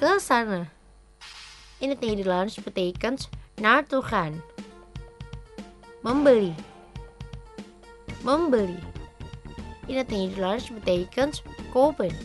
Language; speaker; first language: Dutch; non-native, fluent; Indonesian